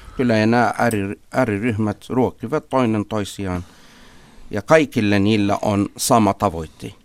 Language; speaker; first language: Finnish; non-native, fluent; Arabic